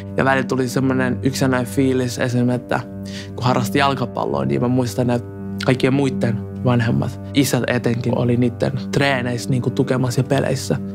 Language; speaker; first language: Finnish; early bilingual, other home language; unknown